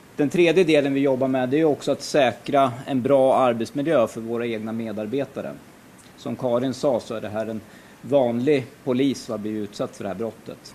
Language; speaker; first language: Swedish; native; Swedish